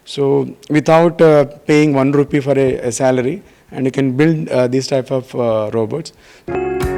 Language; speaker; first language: English; non-native, local second language; Telugu